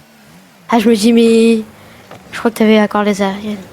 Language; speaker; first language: French; native; French